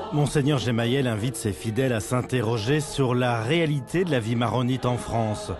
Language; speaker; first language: French; native; French